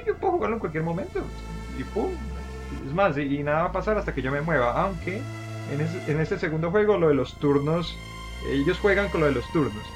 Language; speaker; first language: Spanish; native; Spanish